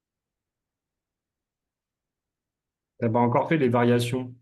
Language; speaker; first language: French; native; French